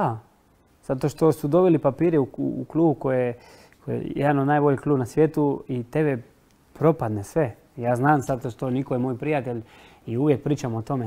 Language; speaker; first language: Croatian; non-native, fluent; Spanish